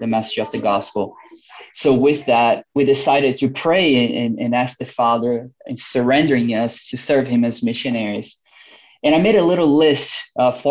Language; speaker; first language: English; non-native, fluent; Portuguese